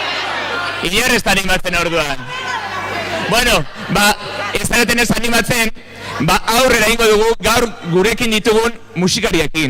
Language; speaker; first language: Basque; native; Basque